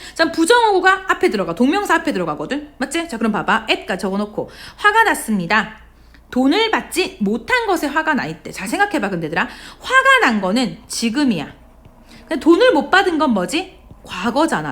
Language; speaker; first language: Korean; native; Korean